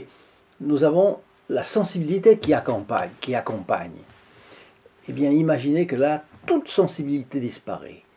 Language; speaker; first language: French; native; French